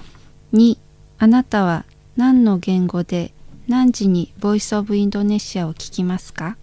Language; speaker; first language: Japanese; non-native, fluent; Indonesian